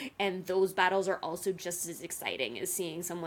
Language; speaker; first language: English; native; English